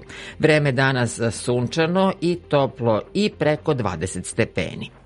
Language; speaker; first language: Serbian; native; Serbian